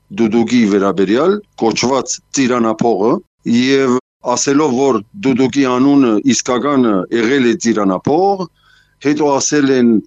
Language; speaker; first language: Armenian; early bilingual, heritage; Armenian